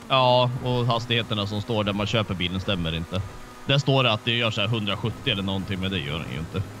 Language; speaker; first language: Swedish; native; Swedish